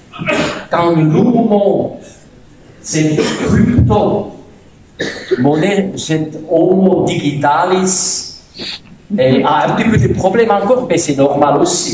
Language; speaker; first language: French; non-native, fluent; German